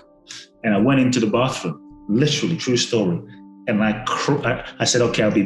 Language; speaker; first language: English; native; English